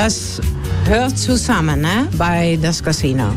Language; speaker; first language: German; non-native, learner; Dutch